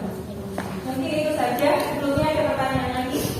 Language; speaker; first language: Indonesian; native; Indonesian